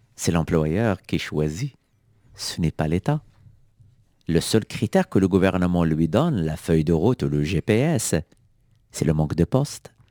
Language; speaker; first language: French; non-native, local second language; Arabic